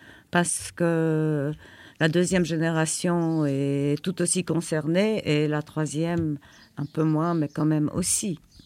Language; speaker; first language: French; non-native, fluent; Polish